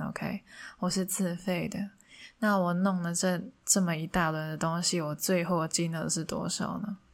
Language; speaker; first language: Chinese; non-native, local second language; Cantonese